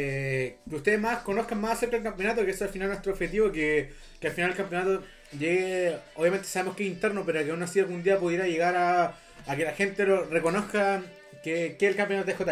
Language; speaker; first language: Spanish; native; Spanish